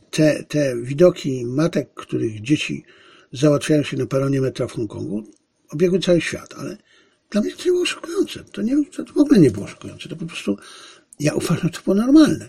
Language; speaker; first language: Polish; native; Polish